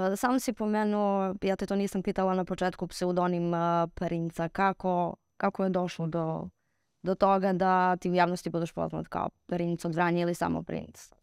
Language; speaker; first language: Serbian; native; Serbian